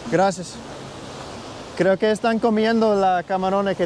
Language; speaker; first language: Spanish; non-native, learner; English